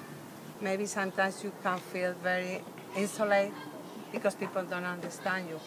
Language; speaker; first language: English; non-native, fluent; Spanish